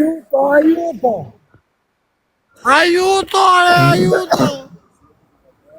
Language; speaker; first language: Italian; non-native, learner; Albanian